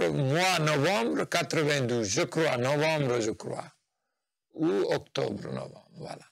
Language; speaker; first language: French; non-native, fluent; Nepali